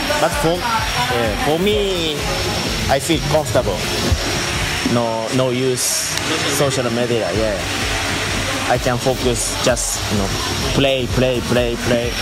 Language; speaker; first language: English; non-native, learner; Japanese